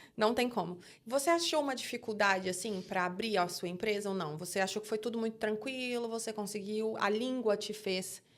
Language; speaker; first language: Portuguese; native; Portuguese